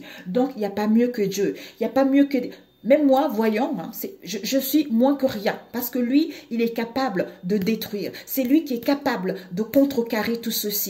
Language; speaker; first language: French; native; French